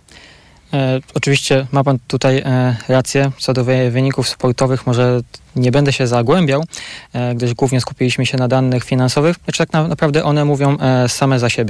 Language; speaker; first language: Polish; native; Polish